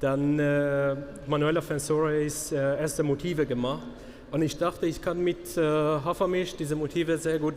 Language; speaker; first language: German; non-native, learner; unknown